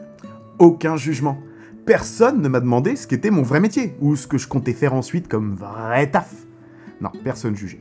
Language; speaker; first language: French; native; French